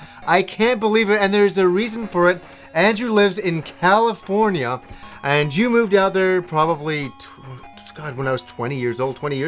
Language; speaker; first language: English; native; English